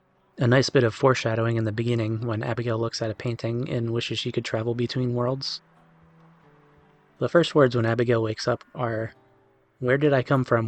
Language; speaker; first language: English; native; English